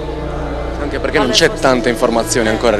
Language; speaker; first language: Italian; native; Italian